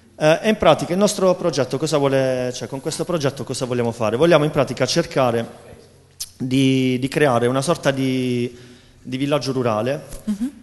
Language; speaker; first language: Italian; native; Italian